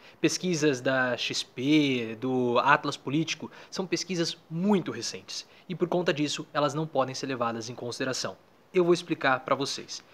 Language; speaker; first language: Portuguese; native; Portuguese